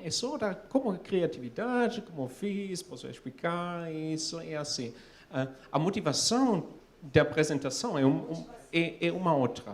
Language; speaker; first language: Portuguese; non-native, fluent; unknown